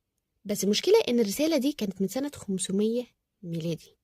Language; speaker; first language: Arabic; native; Arabic